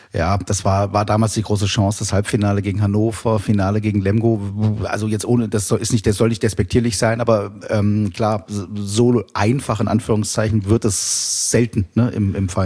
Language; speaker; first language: German; native; German